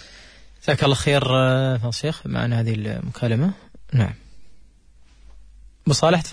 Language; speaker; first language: Arabic; native; Arabic